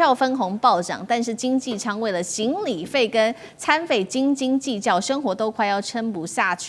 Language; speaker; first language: Chinese; native; Chinese